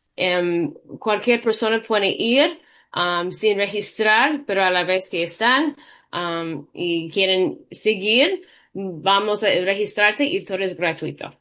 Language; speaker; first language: Spanish; early bilingual, heritage; Spanish